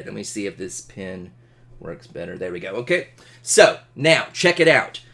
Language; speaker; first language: English; native; English